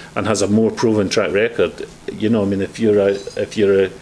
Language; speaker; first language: English; native; English